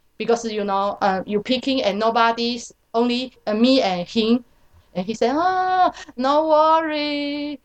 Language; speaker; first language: English; non-native, learner; Chinese